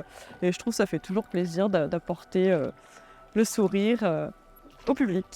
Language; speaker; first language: French; native; French